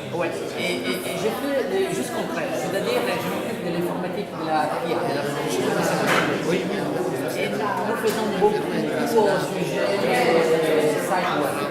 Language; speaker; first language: French; non-native, learner; Italian